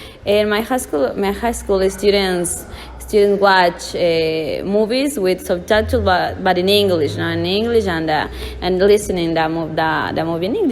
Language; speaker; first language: English; non-native, learner; Spanish